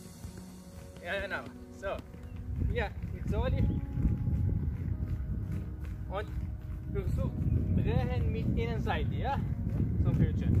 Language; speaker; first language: German; non-native, learner; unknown